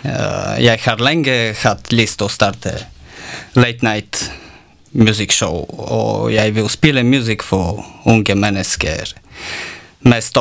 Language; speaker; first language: Norwegian; non-native, learner; Bulgarian